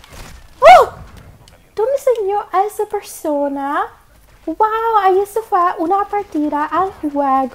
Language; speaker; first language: Spanish; non-native, learner; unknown